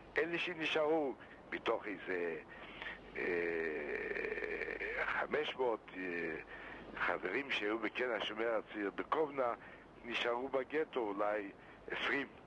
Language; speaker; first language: Hebrew; non-native, fluent; Yiddish